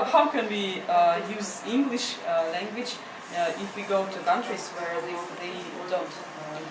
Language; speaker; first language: English; non-native, learner; Russian